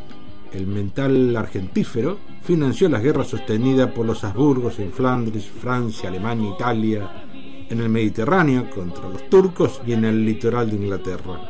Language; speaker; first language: Spanish; native; Spanish